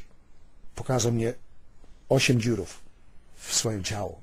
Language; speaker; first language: Polish; early bilingual, heritage; Polish